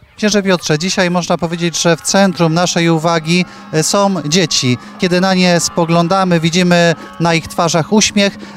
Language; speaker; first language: Polish; native; Polish